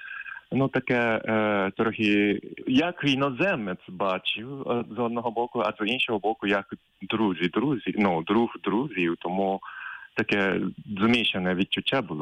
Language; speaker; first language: Ukrainian; non-native, fluent; Japanese